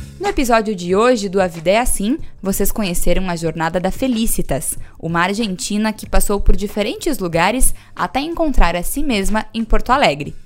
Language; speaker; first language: Portuguese; native; Portuguese